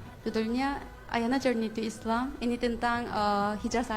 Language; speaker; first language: Indonesian; non-native, fluent; Korean